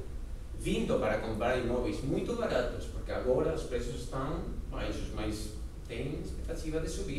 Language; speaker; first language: Portuguese; non-native, fluent; Spanish